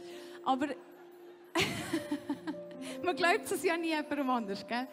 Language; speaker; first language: German; native; German